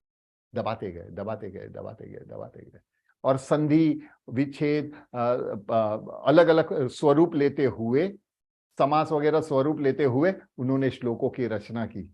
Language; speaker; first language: Hindi; native; Hindi